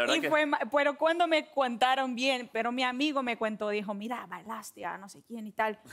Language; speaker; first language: Spanish; non-native, learner; Portuguese